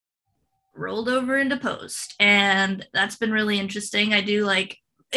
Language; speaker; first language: English; non-native, fluent; Spanish